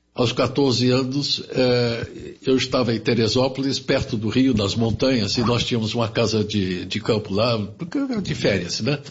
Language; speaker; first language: Portuguese; early bilingual, other home language; German